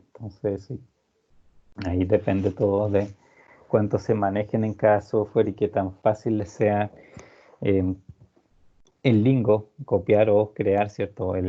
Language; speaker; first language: Spanish; native; Spanish